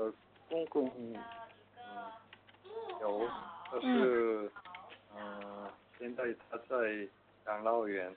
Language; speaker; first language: Chinese; non-native, learner; Korean